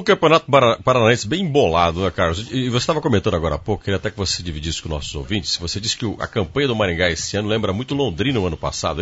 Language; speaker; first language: Portuguese; native; Portuguese